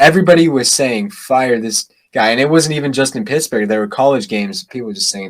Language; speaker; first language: English; native; English